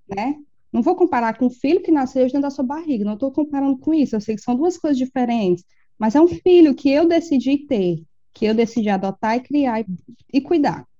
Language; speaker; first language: Portuguese; native; Portuguese